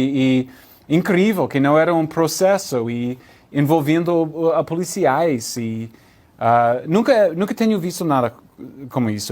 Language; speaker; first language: Portuguese; non-native, learner; English